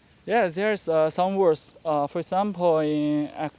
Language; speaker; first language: English; non-native, learner; Chinese